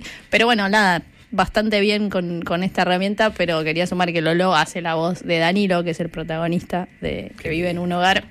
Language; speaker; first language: Spanish; native; Spanish